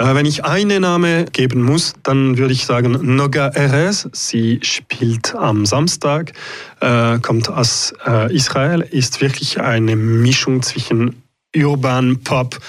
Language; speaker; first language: German; non-native, local second language; French